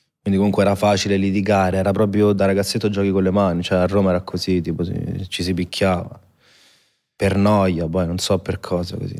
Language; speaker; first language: Italian; native; Italian